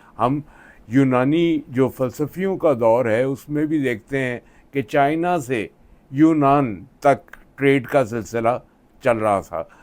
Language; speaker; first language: Urdu; native; Urdu